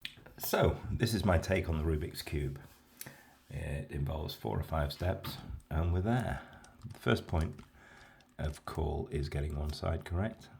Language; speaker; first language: English; native; English